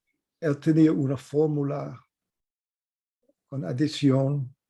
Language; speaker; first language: Spanish; non-native, fluent; English